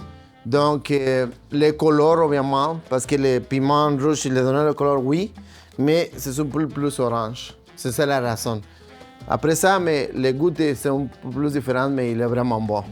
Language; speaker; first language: French; non-native, fluent; Spanish